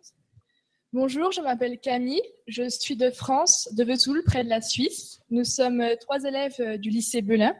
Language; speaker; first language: French; native; French